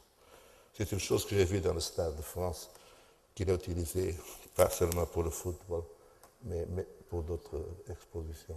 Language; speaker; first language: French; non-native, fluent; Portuguese